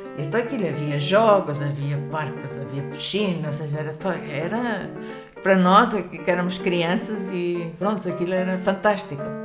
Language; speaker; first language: Portuguese; early bilingual, heritage; Spanish